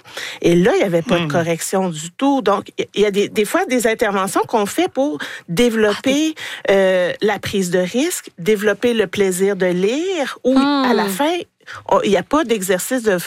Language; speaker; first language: French; native; French